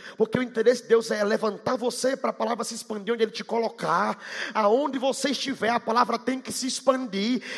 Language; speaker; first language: Portuguese; native; Portuguese